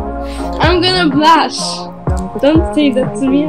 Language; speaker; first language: English; non-native, learner; Polish